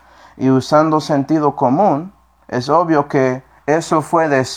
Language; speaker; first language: Spanish; non-native, fluent; English